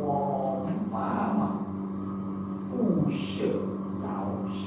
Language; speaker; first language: Chinese; non-native, learner; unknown